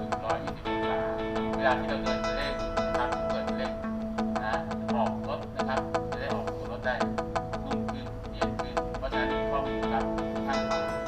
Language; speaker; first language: Thai; native; Thai